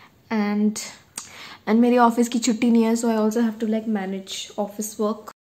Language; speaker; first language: English; non-native, local second language; Hindi